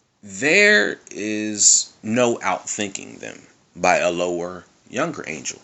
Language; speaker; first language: English; native; English